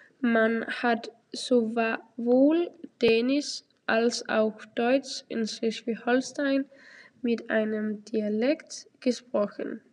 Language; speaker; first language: German; non-native, learner; Danish